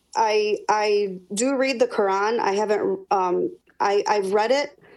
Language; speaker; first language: English; native; English